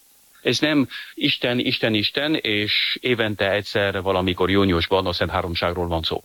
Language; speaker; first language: Hungarian; non-native, fluent; French